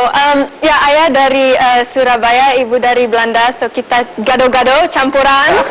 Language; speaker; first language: Indonesian; non-native, local second language; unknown